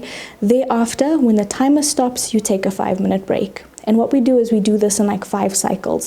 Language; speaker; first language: English; native; English